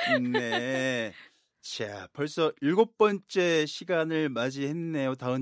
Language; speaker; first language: Korean; native; Korean